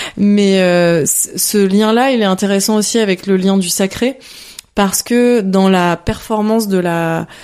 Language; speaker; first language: French; native; French